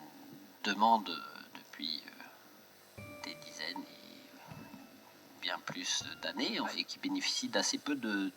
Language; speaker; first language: French; native; French